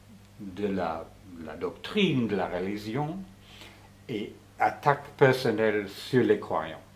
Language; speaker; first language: French; non-native, fluent; English